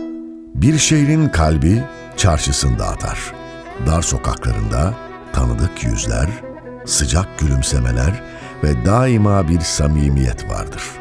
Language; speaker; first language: Turkish; native; Turkish